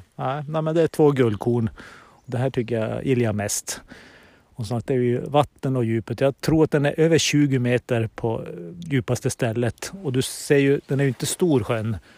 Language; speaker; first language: Swedish; native; Swedish